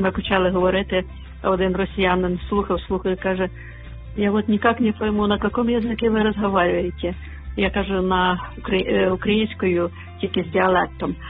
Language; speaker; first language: Ukrainian; native; Ukrainian